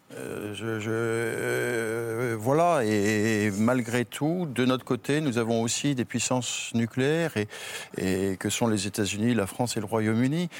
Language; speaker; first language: French; native; French